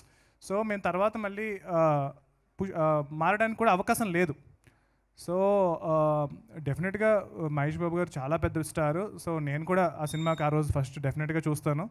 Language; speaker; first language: Telugu; native; Telugu